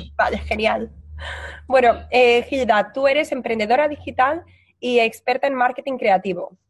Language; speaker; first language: Spanish; native; Spanish